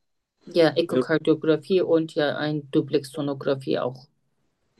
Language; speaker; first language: German; non-native, fluent; Turkish